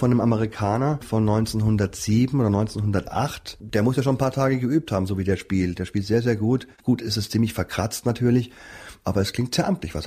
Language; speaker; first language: German; native; German